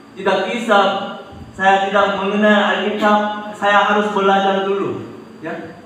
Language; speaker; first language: Indonesian; non-native, fluent; Korean